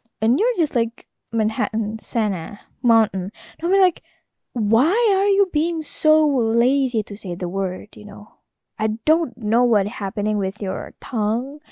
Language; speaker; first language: English; non-native, learner; Indonesian